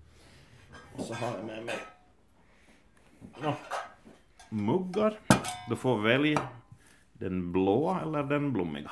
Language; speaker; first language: Swedish; native; Swedish